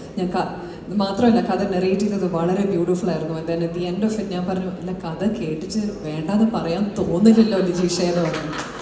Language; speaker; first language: Malayalam; early bilingual, heritage; Malayalam